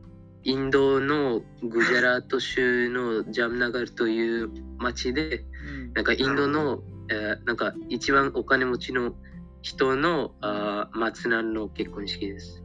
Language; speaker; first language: Japanese; non-native, fluent; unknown